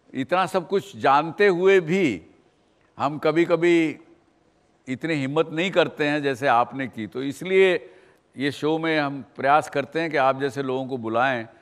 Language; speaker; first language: Hindi; native; Hindi